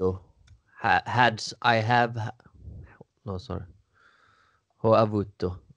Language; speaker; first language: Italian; non-native, learner; Swedish